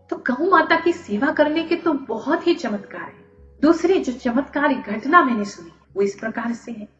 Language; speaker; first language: Hindi; native; Hindi